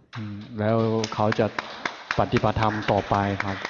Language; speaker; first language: Thai; non-native, fluent; Chinese